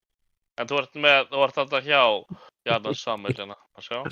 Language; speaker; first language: Icelandic; native; Icelandic